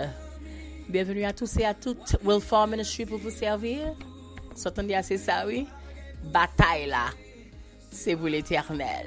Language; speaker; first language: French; non-native, local second language; Haitian Creole